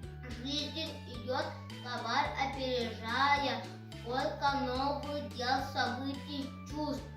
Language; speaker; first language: Russian; non-native, local second language; Yakut